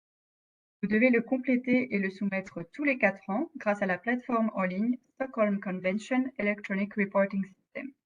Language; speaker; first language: French; native; French